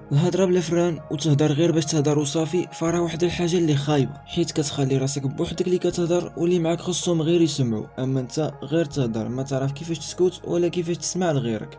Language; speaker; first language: Arabic; native; Arabic